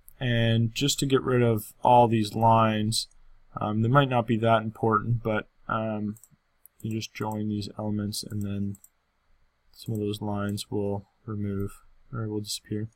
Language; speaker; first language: English; native; English